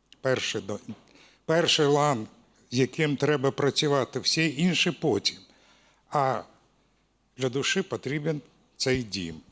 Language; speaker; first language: Ukrainian; non-native, local second language; Russian